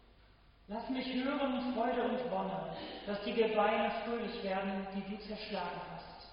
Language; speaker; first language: German; native; German